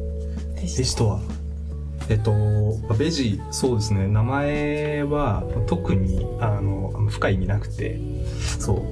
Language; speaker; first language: Japanese; native; Japanese